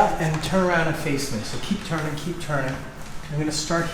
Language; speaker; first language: English; native; English